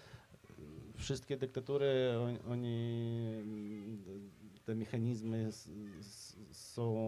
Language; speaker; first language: Polish; non-native, fluent; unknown